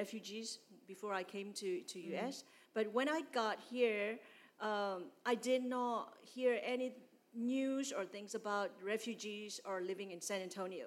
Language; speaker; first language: English; non-native, fluent; Burmese